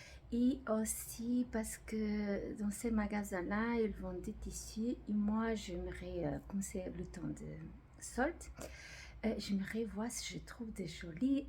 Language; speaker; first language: French; non-native, fluent; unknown